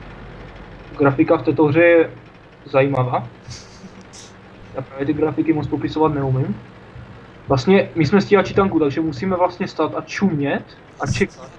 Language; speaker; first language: Czech; native; Czech